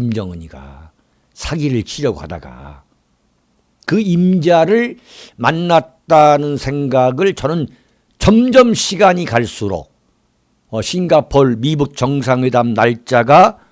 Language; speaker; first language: Korean; native; Korean